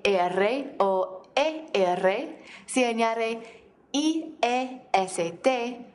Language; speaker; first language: Spanish; non-native, fluent; English